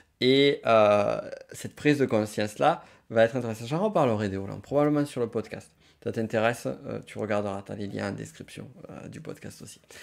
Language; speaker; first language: French; native; French